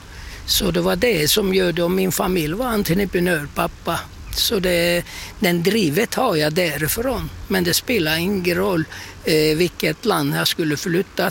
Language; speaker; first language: Swedish; non-native, fluent; Turkish